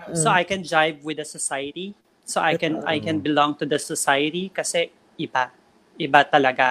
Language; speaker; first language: English; non-native, local second language; Filipino